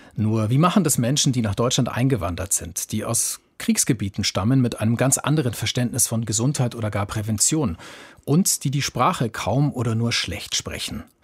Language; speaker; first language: German; native; German